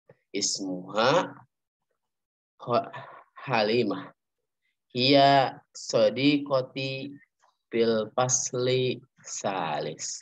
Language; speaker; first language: Arabic; non-native, fluent; Indonesian